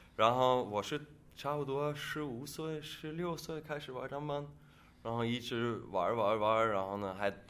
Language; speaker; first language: Chinese; non-native, fluent; German